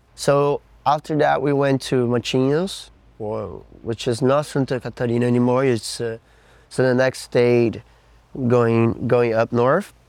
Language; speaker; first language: English; non-native, fluent; Portuguese